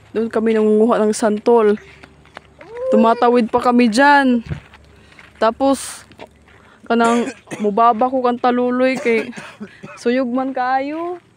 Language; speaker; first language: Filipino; non-native, local second language; Surigaonon